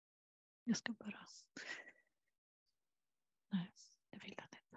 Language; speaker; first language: Swedish; native; Swedish